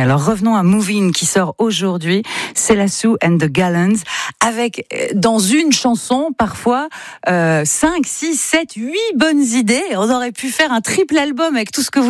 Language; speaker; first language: French; native; French